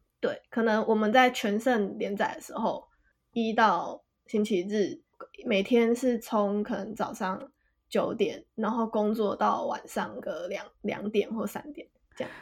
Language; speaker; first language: Chinese; native; Chinese